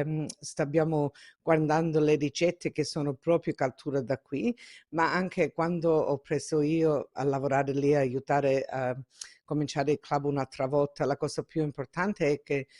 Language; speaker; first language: Italian; early bilingual, heritage; Italian